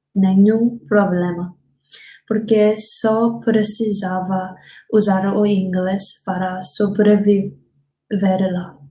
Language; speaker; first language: Portuguese; non-native, learner; Korean